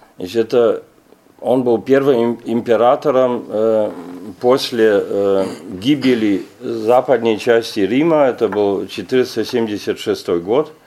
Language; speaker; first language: Russian; non-native, fluent; German